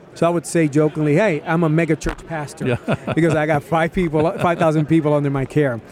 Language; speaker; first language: English; early bilingual, other home language; Spanish